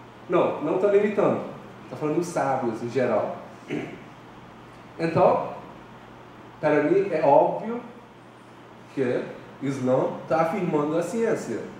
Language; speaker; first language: Portuguese; non-native, fluent; Persian